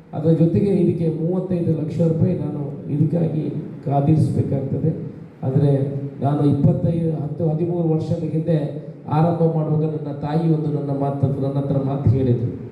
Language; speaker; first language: Kannada; non-native, local second language; Tulu